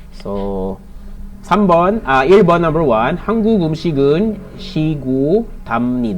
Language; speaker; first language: Korean; non-native, learner; Filipino